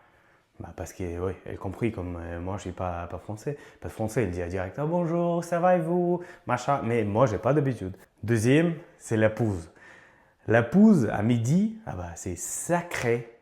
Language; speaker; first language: French; non-native, learner; Ukrainian